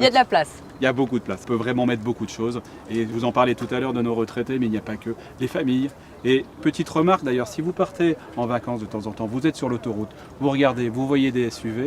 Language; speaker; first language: French; native; French